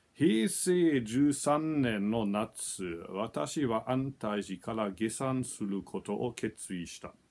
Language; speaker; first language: Japanese; non-native, fluent; German